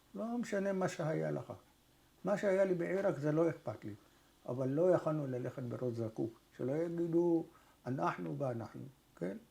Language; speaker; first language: Hebrew; early bilingual, other home language; Arabic